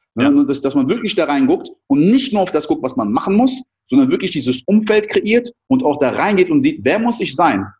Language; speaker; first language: German; early bilingual, other home language; French